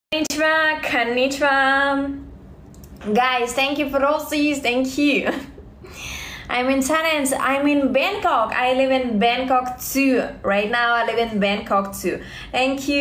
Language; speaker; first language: English; non-native, learner; Russian